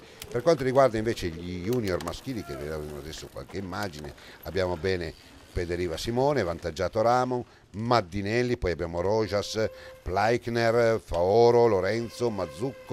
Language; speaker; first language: Italian; native; Italian